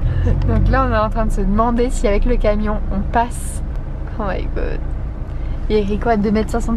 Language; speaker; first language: French; native; French